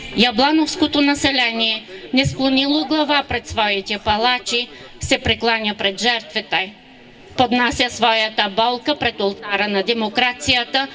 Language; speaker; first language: Bulgarian; non-native, local second language; Turkish